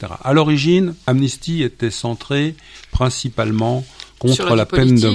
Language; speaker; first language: French; native; French